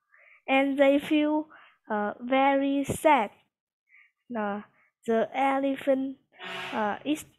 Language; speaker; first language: English; non-native, learner; Vietnamese